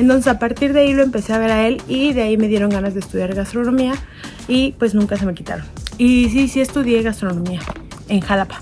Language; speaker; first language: Spanish; native; Spanish